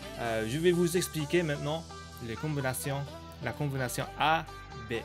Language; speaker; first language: French; non-native, learner; Korean